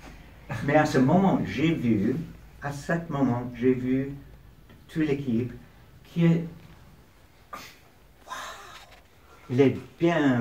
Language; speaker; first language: French; non-native, learner; English